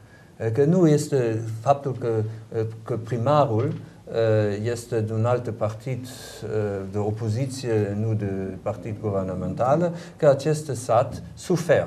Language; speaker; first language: Romanian; non-native, learner; German